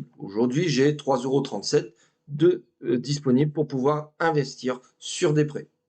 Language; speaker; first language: French; native; French